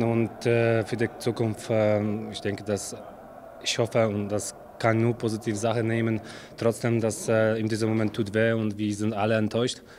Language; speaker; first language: German; non-native, fluent; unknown